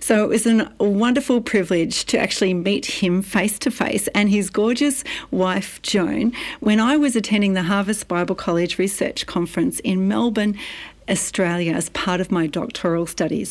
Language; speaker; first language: English; native; English